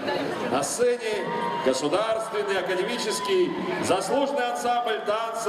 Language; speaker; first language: Russian; native; Russian